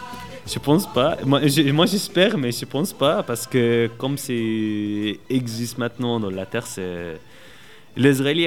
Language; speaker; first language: French; non-native, learner; Arabic